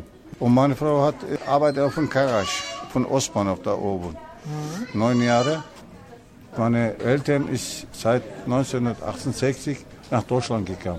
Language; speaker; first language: German; non-native, learner; Turkish